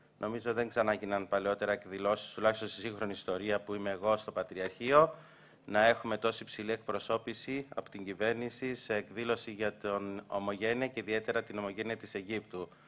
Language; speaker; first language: Greek; early bilingual, heritage; Greek